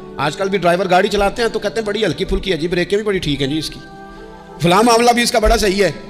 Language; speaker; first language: Urdu; non-native, local second language; Punjabi